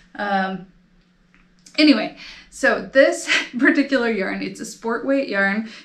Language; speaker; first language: English; native; English